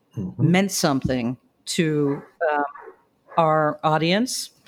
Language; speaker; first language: English; native; English